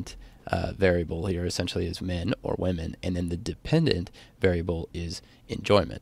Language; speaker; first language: English; native; English